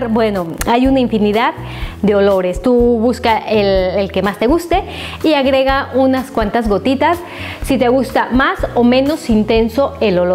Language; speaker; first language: Spanish; native; Spanish